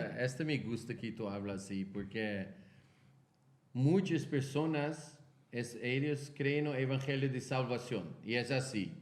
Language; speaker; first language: Spanish; non-native, fluent; Portuguese